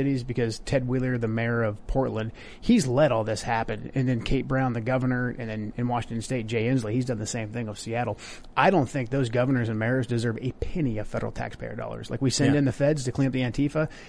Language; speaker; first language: English; native; English